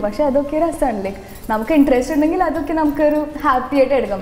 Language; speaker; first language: Malayalam; non-native, local second language; Hindi